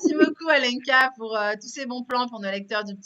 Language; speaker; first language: French; native; French